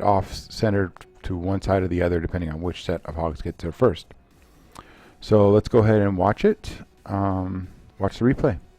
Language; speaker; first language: English; native; English